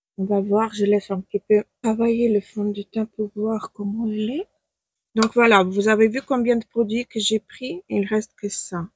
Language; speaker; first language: French; non-native, fluent; Ukrainian